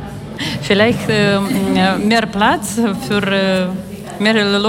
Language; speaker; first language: German; non-native, learner; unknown